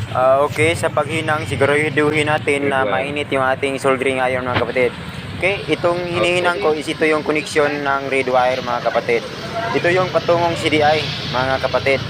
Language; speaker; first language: Filipino; native; Filipino